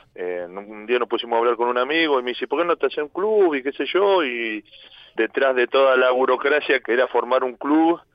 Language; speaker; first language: Spanish; native; Spanish